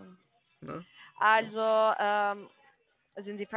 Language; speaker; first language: German; non-native, fluent; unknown